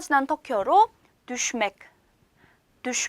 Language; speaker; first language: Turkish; non-native, fluent; Korean